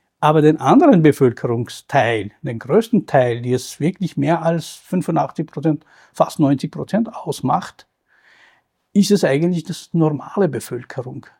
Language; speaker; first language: German; non-native, fluent; Kurdish